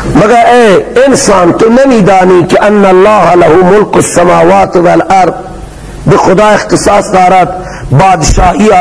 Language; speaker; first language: Persian; non-native, local second language; Baluchi